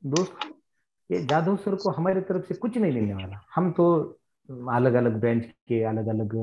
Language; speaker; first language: Hindi; non-native, local second language; Marathi